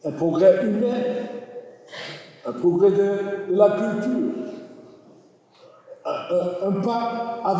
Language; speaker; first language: French; non-native, learner; German